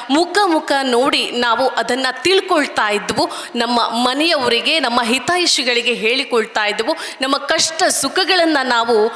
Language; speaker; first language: Kannada; native; Kannada